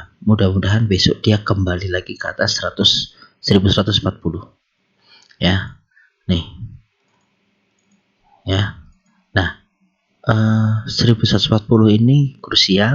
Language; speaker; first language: Indonesian; native; Indonesian